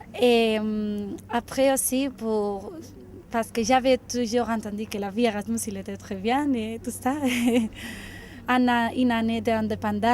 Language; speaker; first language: French; non-native, learner; Spanish